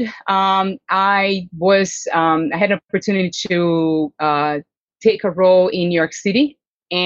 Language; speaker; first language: English; non-native, fluent; Portuguese